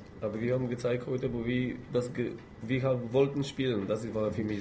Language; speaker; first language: German; non-native, fluent; Polish